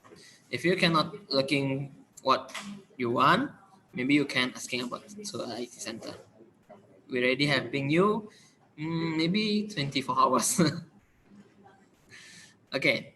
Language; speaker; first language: English; non-native, learner; Indonesian